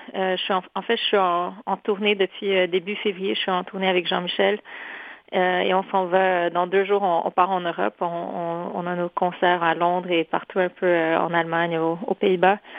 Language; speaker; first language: French; early bilingual, other home language; Polish